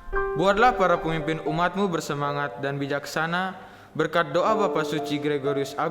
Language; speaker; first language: Indonesian; native; Indonesian